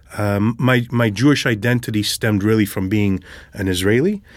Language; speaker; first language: English; early bilingual, other home language; Hebrew